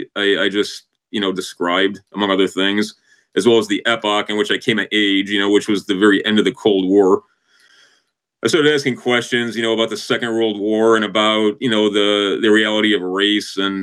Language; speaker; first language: English; native; English